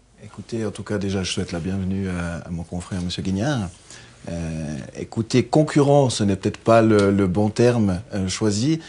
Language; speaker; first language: French; native; French